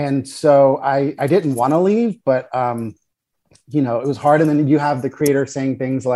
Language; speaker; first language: English; native; English